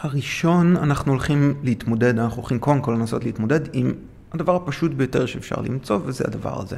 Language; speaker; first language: Hebrew; native; Hebrew